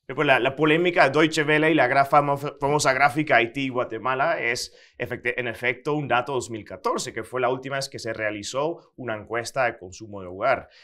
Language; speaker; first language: Spanish; non-native, fluent; Dutch